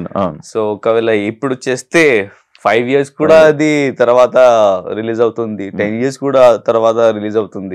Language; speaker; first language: Telugu; non-native, local second language; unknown